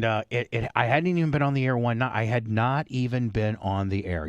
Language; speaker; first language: English; native; English